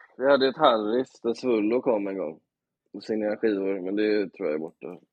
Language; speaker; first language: Swedish; native; Swedish